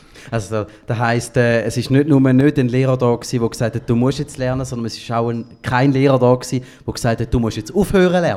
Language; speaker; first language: German; native; German